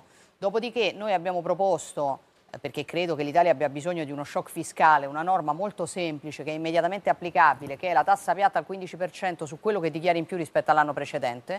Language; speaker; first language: Italian; native; Italian